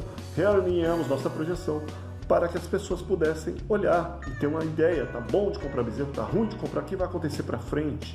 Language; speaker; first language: Portuguese; native; Portuguese